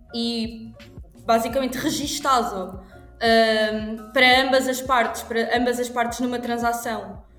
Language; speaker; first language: Portuguese; native; Portuguese